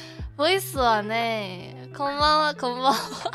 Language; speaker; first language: Japanese; non-native, learner; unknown